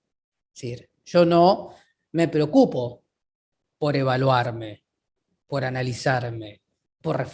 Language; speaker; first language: Spanish; native; Spanish